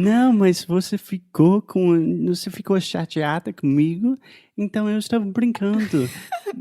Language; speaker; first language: Portuguese; non-native, fluent; English